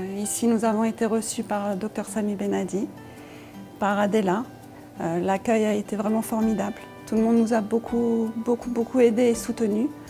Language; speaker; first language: French; native; French